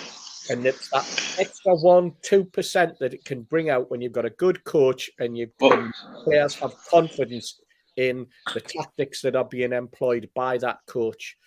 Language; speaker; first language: English; native; English